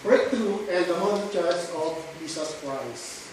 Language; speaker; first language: English; non-native, local second language; Filipino